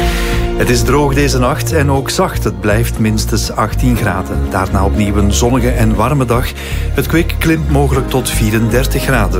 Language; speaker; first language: Dutch; native; Dutch